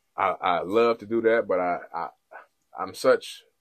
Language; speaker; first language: English; native; English